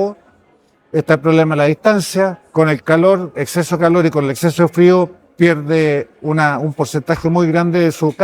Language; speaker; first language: Spanish; native; Spanish